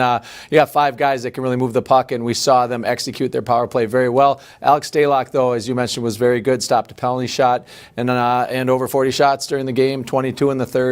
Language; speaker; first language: English; native; English